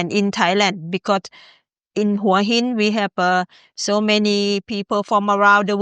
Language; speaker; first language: English; non-native, learner; Thai